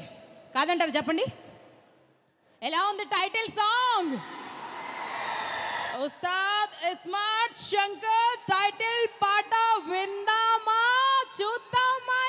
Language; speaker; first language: Telugu; native; Telugu